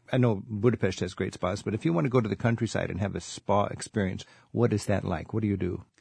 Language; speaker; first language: English; native; English